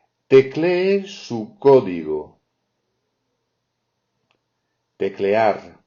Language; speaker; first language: Spanish; non-native, fluent; French